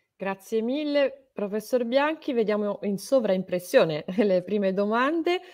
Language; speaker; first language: Italian; native; Italian